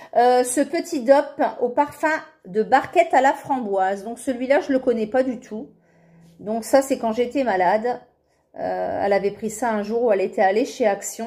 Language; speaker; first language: French; native; French